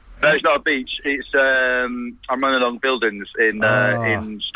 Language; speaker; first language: English; native; English